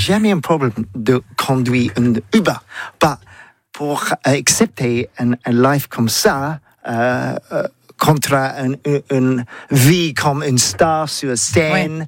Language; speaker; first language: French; non-native, learner; English